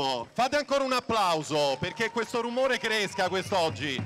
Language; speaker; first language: Italian; native; Italian